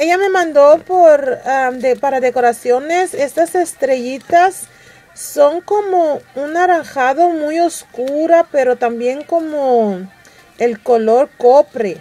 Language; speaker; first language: Spanish; early bilingual, heritage; Spanish